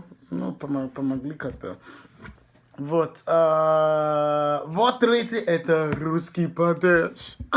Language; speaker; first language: Russian; non-native, fluent; English